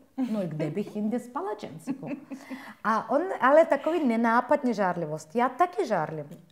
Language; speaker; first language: Czech; non-native, fluent; Bulgarian